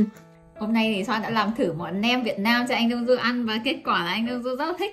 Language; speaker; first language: Vietnamese; native; Vietnamese